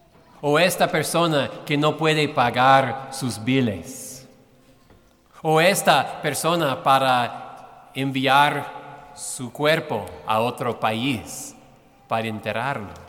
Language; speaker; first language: Spanish; non-native, fluent; English